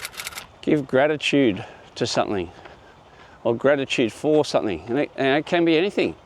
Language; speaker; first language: English; native; English